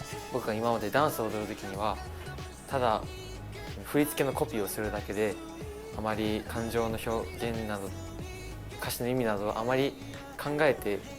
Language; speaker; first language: Japanese; native; Japanese